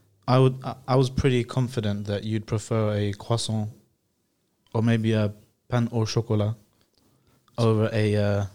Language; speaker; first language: English; native; English